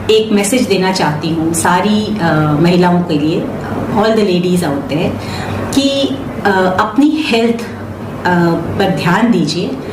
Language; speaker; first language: Hindi; native; Hindi